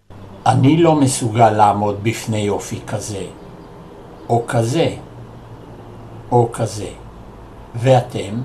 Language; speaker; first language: Hebrew; native; Hebrew